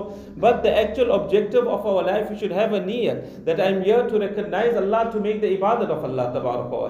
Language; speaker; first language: English; non-native, local second language; Urdu